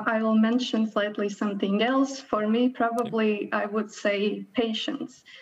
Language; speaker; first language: English; non-native, fluent; Latvian